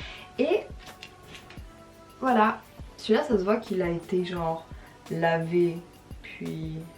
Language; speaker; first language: French; native; French